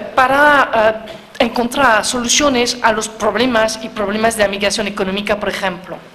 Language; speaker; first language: Spanish; non-native, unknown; French